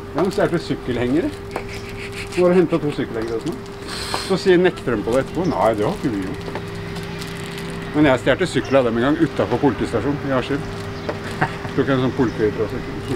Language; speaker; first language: Norwegian; native; Norwegian